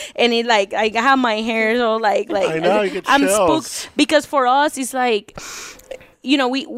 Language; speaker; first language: English; early bilingual, other home language; Spanish